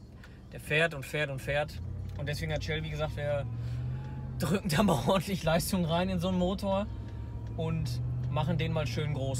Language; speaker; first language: German; native; German